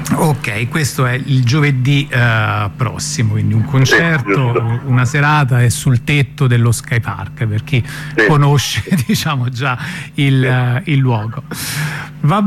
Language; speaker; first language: Italian; native; Italian